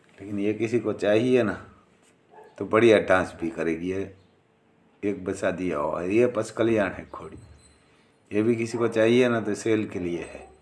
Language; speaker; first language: Hindi; non-native, local second language; Gujarati